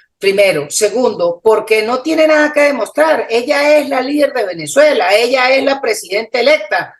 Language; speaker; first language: Spanish; native; Spanish